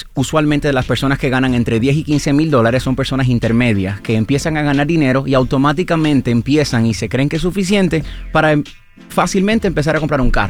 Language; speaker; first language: Spanish; native; Spanish